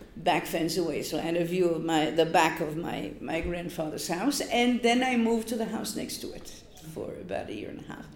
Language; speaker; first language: English; non-native, fluent; Polish